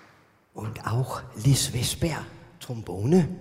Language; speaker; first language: German; non-native, learner; Danish